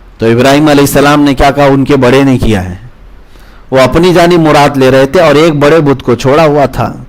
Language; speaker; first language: Urdu; native; Urdu